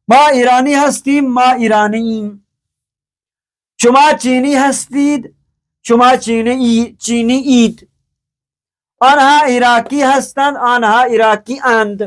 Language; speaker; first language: Persian; non-native, fluent; Urdu